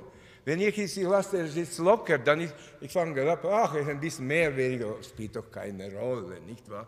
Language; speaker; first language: German; non-native, fluent; Latvian